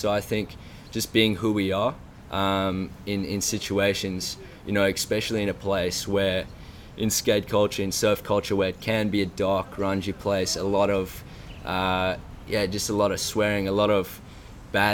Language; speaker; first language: English; native; English